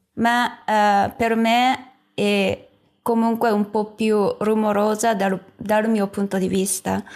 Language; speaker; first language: Italian; non-native, fluent; Japanese